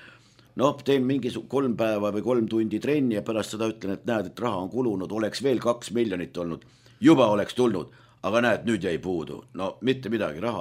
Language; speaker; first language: Estonian; native; Estonian